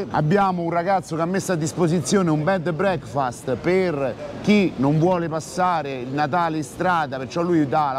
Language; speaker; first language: Italian; native; Italian